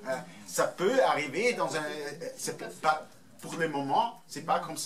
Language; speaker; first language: French; non-native, fluent; German